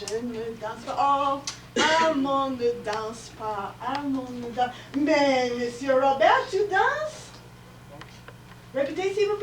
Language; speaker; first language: French; non-native, fluent; English